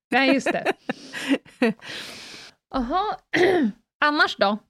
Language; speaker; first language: Swedish; native; Swedish